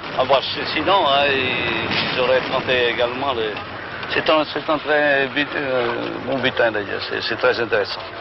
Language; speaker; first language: French; non-native, local second language; Vietnamese